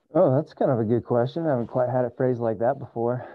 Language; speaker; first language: English; native; English